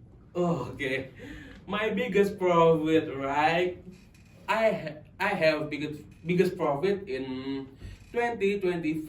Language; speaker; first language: English; non-native, local second language; Indonesian